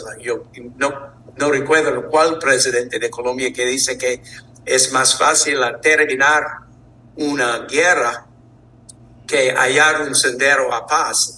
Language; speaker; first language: Spanish; non-native, fluent; English